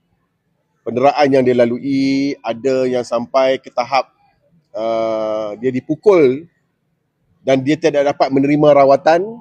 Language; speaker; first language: Malay; native; Malay